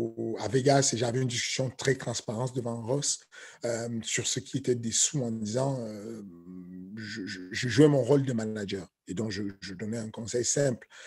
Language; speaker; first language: French; native; French